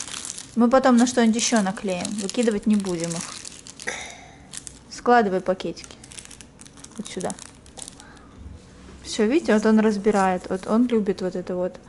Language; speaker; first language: Russian; native; Russian